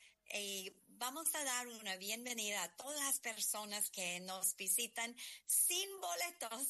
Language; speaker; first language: Spanish; non-native, learner; English